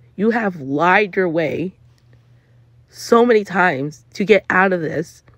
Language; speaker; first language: English; native; English